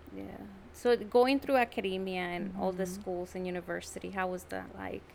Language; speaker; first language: English; early bilingual, other home language; Spanish